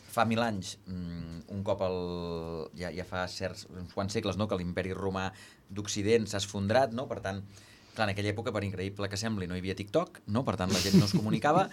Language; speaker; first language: Catalan; native; Catalan